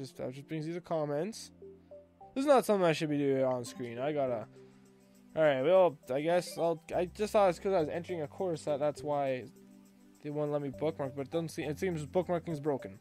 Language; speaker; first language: English; native; English